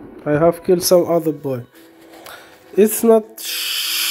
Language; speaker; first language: English; non-native, learner; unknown